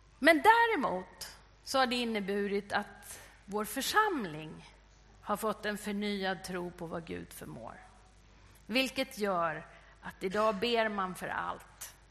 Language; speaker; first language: Swedish; native; Swedish